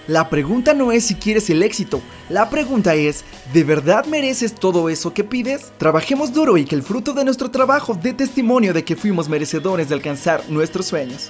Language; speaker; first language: Spanish; native; Spanish